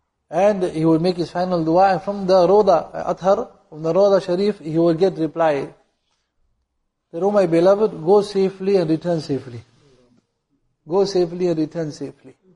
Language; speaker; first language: English; native; English